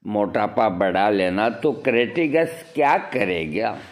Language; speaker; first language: Hindi; native; Hindi